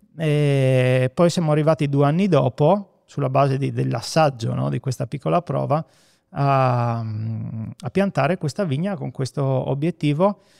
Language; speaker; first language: Italian; native; Italian